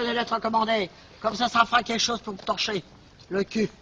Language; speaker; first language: French; native; French